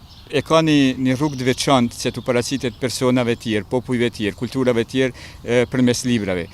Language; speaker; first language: Albanian; native; Albanian